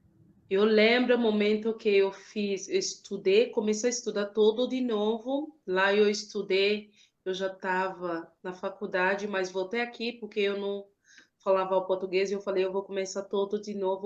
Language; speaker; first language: Portuguese; non-native, fluent; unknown